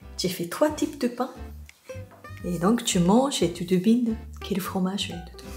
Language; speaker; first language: French; non-native, learner; Japanese